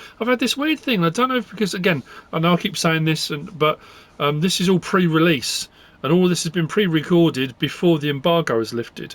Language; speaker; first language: English; native; English